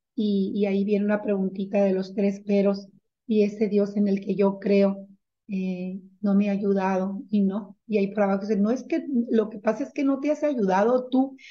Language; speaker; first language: Spanish; native; Spanish